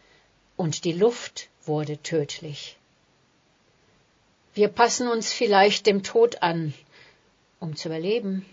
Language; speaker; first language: German; native; German